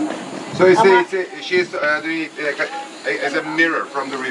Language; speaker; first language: English; non-native, fluent; Turkish